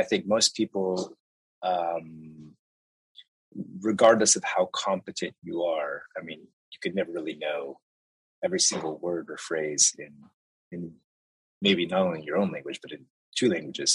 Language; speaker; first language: English; early bilingual, other home language; Spanish